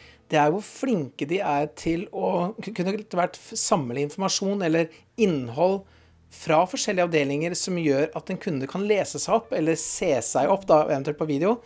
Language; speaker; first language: Norwegian; native; Norwegian